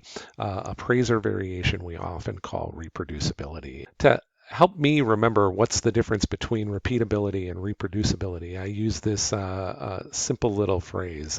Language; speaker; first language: English; native; English